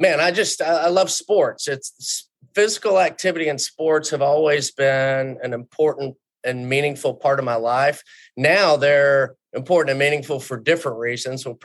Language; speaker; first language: English; native; English